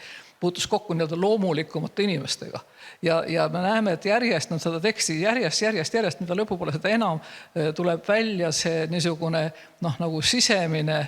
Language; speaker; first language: Estonian; native; Estonian